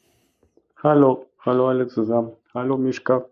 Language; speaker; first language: German; non-native, fluent; Arabic